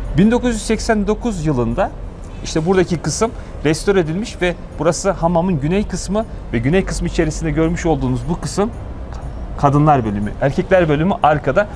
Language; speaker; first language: Turkish; native; Turkish